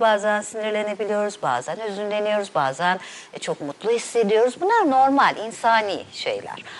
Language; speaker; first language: Turkish; native; Turkish